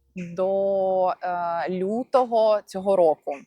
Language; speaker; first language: Ukrainian; non-native, local second language; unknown